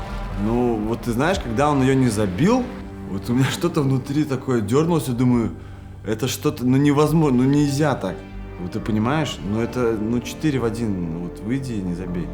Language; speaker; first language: Russian; native; Russian